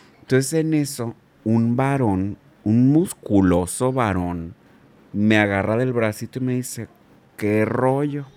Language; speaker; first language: Spanish; native; Spanish